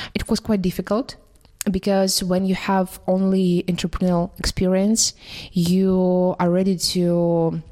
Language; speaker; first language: English; non-native, fluent; Russian